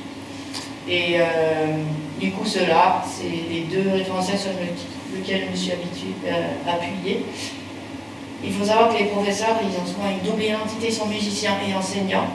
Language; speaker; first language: French; native; French